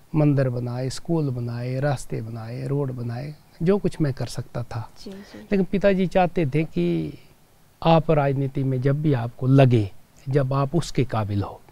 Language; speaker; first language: Hindi; native; Hindi